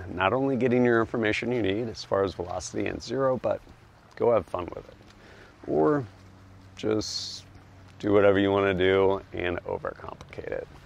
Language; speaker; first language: English; native; English